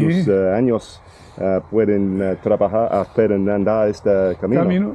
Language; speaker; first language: Spanish; non-native, learner; English